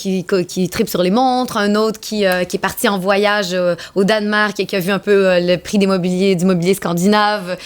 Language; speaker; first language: French; native; French